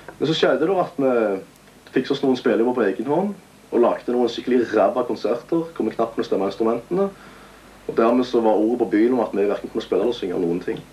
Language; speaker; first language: Norwegian; native; Norwegian